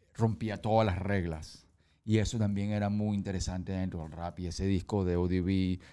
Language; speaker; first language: Spanish; early bilingual, heritage; Spanish